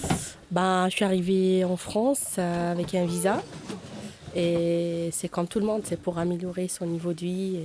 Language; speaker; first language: French; non-native, local second language; Arabic